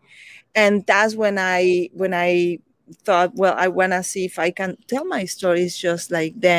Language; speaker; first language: English; non-native, fluent; Spanish